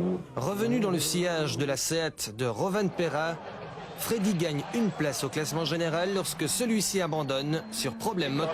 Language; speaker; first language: French; native; French